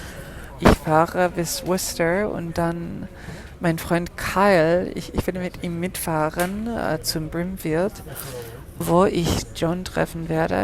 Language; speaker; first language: German; non-native, fluent; English